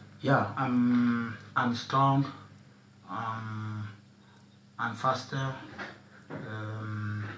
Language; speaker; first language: English; non-native, learner; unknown